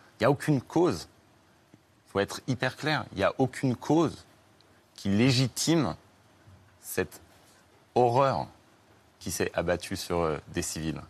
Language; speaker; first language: French; native; French